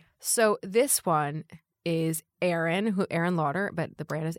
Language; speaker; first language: English; native; English